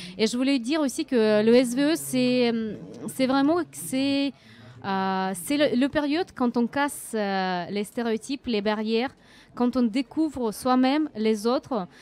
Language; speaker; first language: French; non-native, fluent; Russian